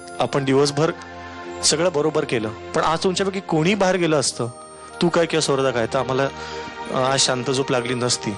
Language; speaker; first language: Marathi; native; Marathi